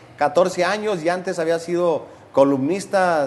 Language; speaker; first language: Spanish; native; Spanish